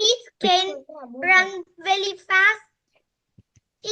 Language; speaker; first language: English; non-native, learner; Vietnamese